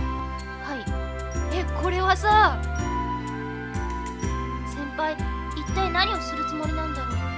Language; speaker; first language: Japanese; native; Japanese